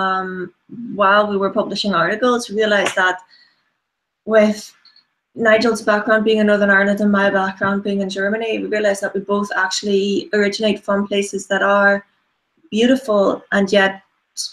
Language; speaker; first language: English; non-native, fluent; German